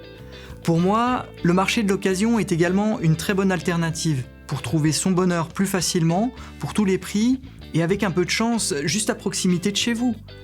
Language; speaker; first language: French; native; French